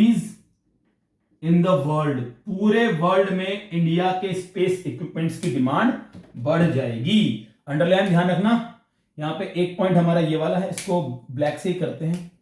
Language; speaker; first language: Hindi; native; Hindi